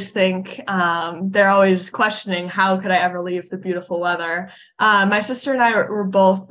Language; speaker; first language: English; native; English